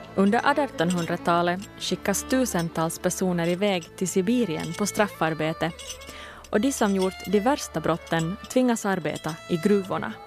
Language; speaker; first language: Swedish; native; Swedish